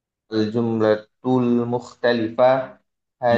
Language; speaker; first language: Arabic; non-native, learner; Indonesian